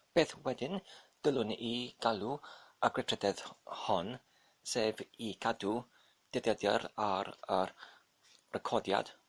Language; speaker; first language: Welsh; non-native, local second language; English